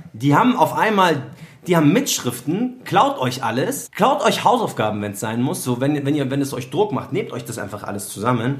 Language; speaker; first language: German; early bilingual, other home language; Arabic